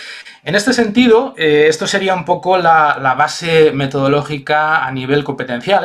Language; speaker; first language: Spanish; native; Spanish